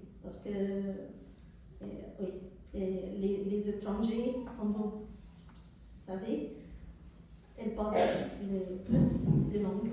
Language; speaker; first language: French; non-native, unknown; Arabic